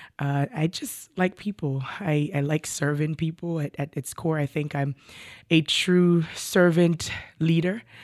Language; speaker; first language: English; native; English